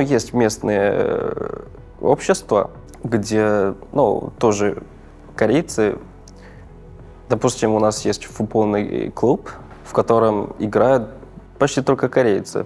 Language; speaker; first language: Russian; non-native, fluent; Korean